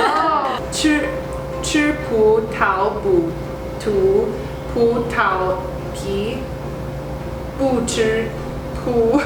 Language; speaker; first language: Chinese; non-native, learner; English